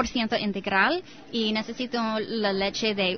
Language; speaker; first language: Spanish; non-native, learner; English